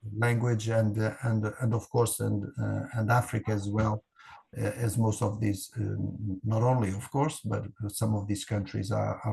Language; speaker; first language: English; non-native, fluent; Portuguese